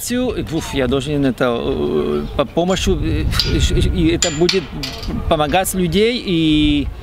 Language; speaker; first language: Russian; non-native, learner; Spanish